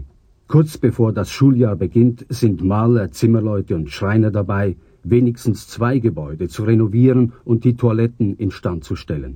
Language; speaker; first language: German; native; German